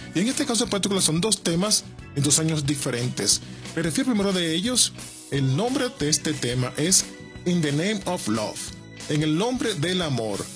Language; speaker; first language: Spanish; native; Spanish